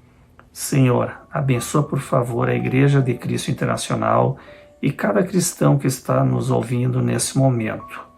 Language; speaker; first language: Portuguese; native; Portuguese